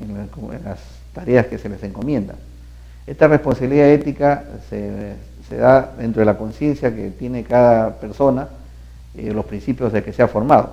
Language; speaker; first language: Spanish; native; Spanish